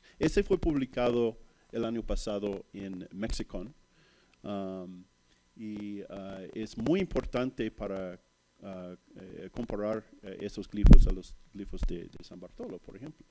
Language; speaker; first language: Spanish; non-native, fluent; English